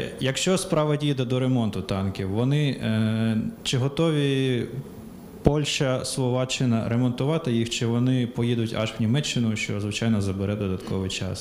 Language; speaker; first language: Ukrainian; native; Ukrainian